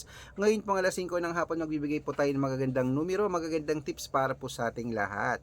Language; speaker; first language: Filipino; native; Filipino